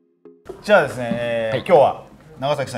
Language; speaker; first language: Japanese; native; Japanese